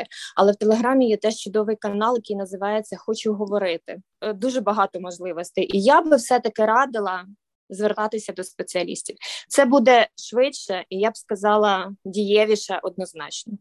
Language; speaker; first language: Ukrainian; native; Ukrainian